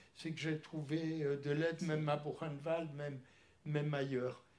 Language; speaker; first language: French; early bilingual, other home language; Polish